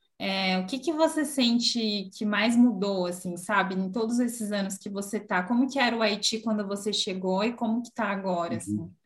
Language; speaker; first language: Portuguese; native; Portuguese